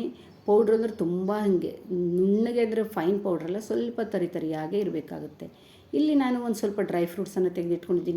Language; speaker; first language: Kannada; native; Kannada